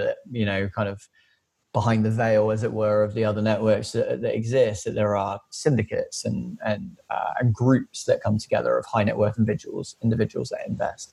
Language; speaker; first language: English; native; English